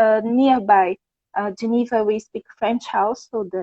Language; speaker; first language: English; non-native, fluent; Portuguese